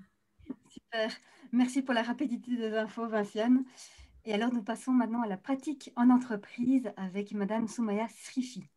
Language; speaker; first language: French; native; French